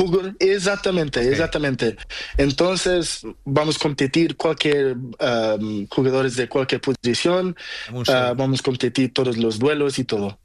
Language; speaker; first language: Spanish; non-native, learner; Portuguese